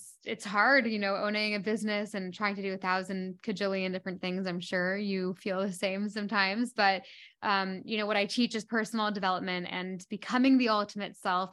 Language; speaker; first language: English; native; English